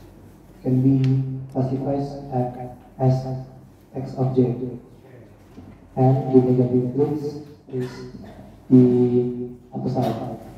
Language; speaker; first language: English; non-native, learner; Indonesian